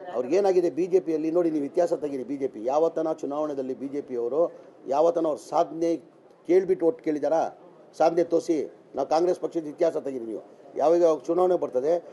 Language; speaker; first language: Kannada; non-native, local second language; Urdu